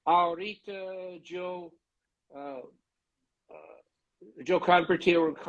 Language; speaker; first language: Spanish; non-native, learner; English